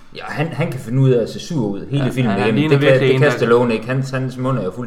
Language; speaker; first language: Danish; native; Danish